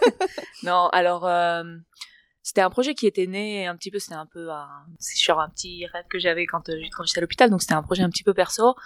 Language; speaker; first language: French; non-native, fluent; Spanish